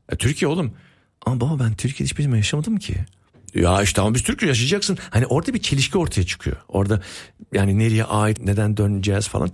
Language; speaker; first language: Turkish; early bilingual, heritage; Turkish